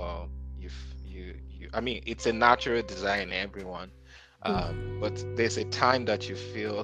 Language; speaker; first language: English; non-native, local second language; Yoruba